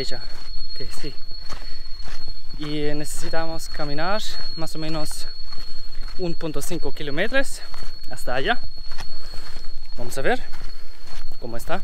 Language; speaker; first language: Spanish; non-native, learner; German